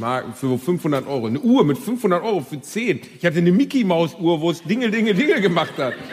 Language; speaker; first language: German; native; German